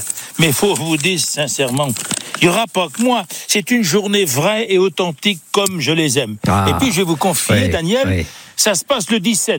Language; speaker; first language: French; native; French